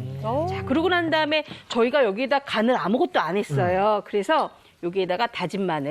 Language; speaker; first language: Korean; native; Korean